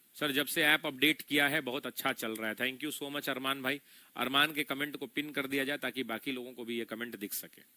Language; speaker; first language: Hindi; native; Hindi